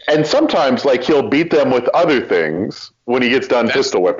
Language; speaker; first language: English; native; English